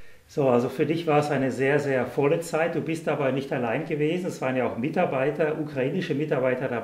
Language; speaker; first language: German; native; German